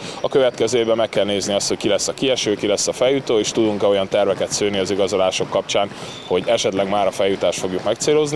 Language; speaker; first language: Hungarian; native; Hungarian